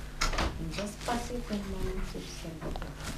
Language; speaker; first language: German; non-native, fluent; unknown